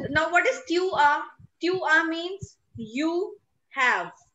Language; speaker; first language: English; non-native, local second language; Hindi